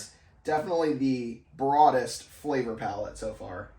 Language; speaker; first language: English; native; English